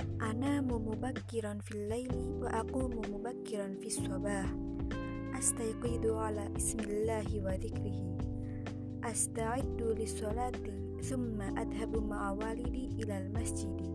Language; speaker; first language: Arabic; non-native, learner; Indonesian